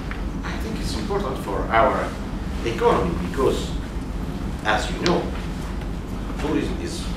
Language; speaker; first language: English; non-native, learner; Italian